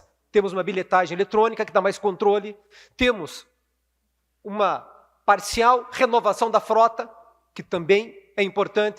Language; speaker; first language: Portuguese; native; Portuguese